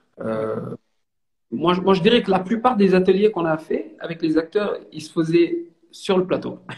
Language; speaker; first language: French; non-native, local second language; Wolof